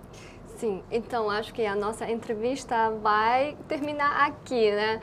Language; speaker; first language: Portuguese; non-native, fluent; Chinese